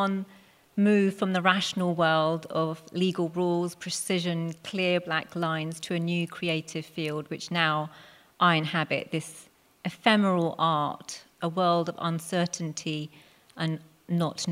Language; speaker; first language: English; non-native, local second language; Punjabi